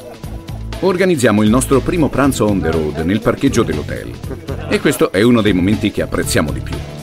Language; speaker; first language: Italian; native; Italian